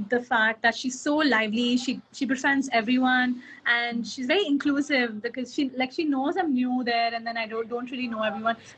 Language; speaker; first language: English; non-native, local second language; Kannada